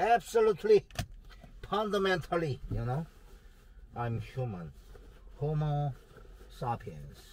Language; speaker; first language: English; non-native, learner; Korean